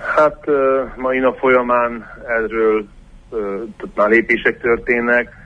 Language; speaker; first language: Hungarian; native; Hungarian